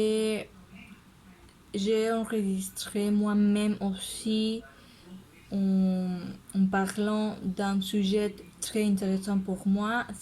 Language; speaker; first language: French; non-native, learner; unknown